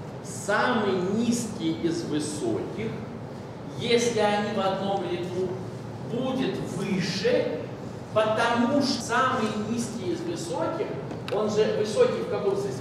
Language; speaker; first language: Russian; native; Russian